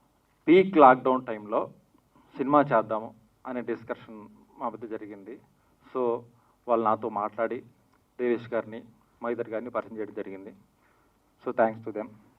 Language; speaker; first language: Telugu; native; Telugu